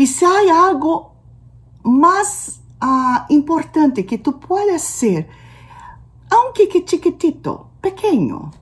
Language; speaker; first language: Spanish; non-native, learner; Portuguese